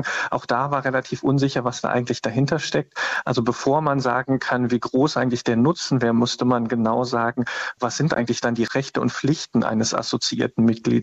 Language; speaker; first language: German; native; German